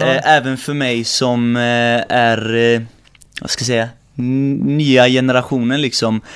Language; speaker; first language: Swedish; early bilingual, other home language; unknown